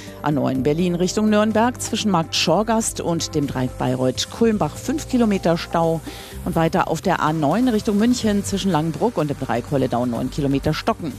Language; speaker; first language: German; native; German